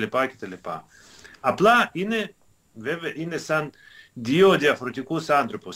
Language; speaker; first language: Greek; non-native, fluent; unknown